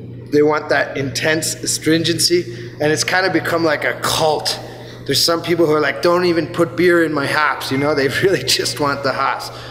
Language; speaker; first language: English; native; English